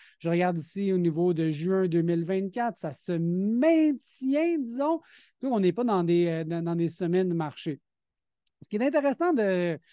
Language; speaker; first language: French; native; French